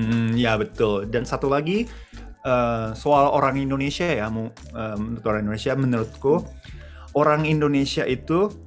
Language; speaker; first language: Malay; non-native, fluent; Japanese